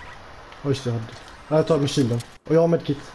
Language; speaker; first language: Swedish; early bilingual, other home language; Turkish